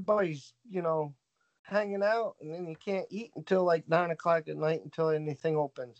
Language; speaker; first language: English; native; English